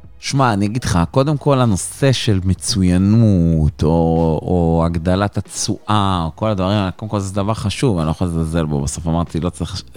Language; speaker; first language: Hebrew; native; Hebrew